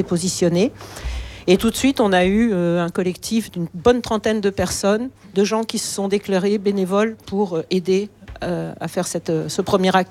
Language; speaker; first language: French; native; French